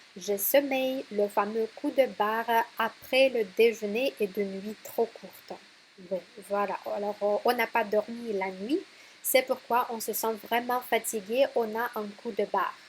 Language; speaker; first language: French; non-native, fluent; Russian